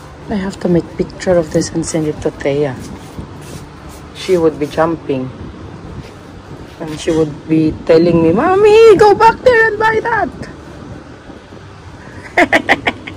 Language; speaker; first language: English; non-native, local second language; Aklanon